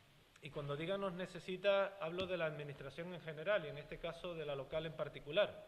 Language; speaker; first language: Spanish; native; Spanish